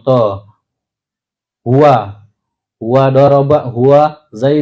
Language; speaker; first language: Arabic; non-native, fluent; Indonesian